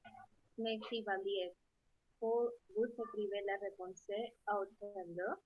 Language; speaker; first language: French; non-native, learner; Spanish